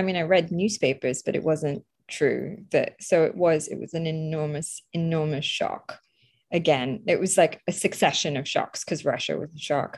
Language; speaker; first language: English; early bilingual, other home language; Bangla